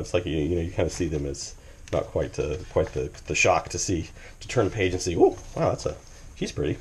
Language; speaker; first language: English; native; English